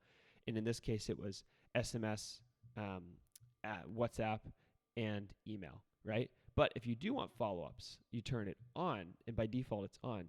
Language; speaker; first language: English; native; English